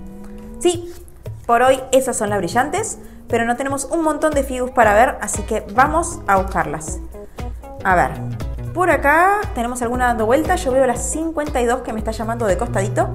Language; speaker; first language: Spanish; native; Spanish